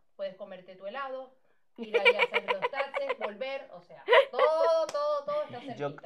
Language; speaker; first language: Spanish; native; Spanish